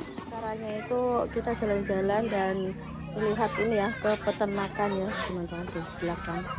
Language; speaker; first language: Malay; non-native, local second language; Javanese